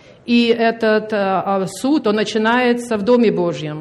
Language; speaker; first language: Russian; native; Russian